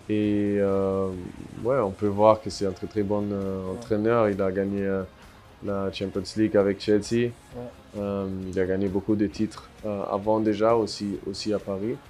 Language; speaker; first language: French; non-native, fluent; German